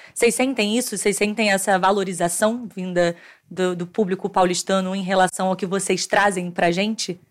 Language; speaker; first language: Portuguese; native; Portuguese